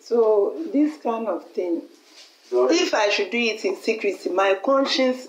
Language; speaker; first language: English; non-native, local second language; Akan